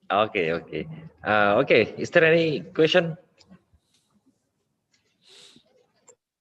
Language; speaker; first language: English; non-native, local second language; Indonesian